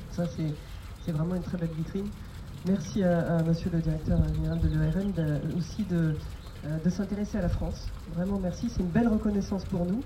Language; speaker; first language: French; native; French